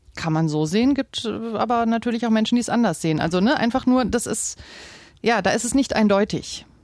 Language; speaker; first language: German; native; German